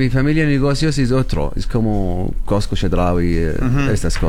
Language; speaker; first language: Spanish; non-native, learner; Arabic